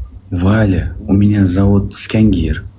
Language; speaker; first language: Russian; non-native, learner; Uzbek